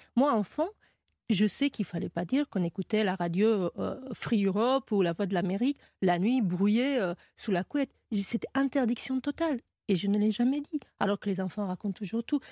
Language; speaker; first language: French; non-native, fluent; Romanian